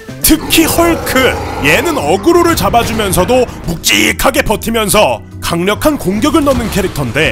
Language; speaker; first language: Korean; native; Korean